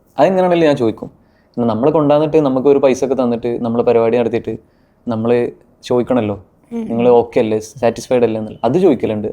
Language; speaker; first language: Malayalam; native; Malayalam